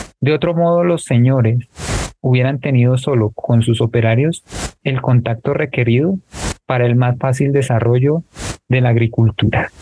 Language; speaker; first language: Spanish; native; Spanish